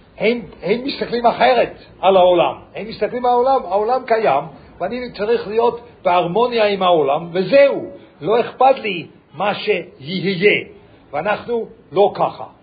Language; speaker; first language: Hebrew; non-native, fluent; English